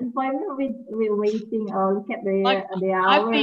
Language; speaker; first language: English; non-native, learner; Indonesian